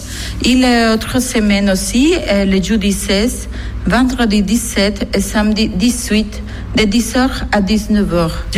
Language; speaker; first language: French; non-native, fluent; Spanish